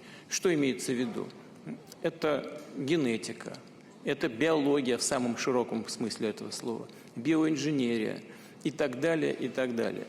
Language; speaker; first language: Russian; native; Russian